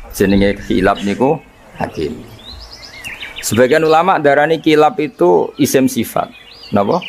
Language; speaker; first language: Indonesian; non-native, local second language; Javanese